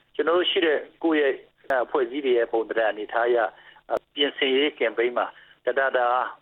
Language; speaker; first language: Burmese; non-native, local second language; S'gaw Karen